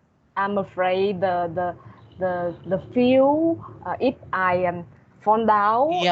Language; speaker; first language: English; non-native, learner; Vietnamese